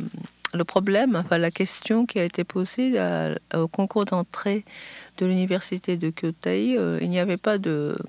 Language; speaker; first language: French; non-native, fluent; Japanese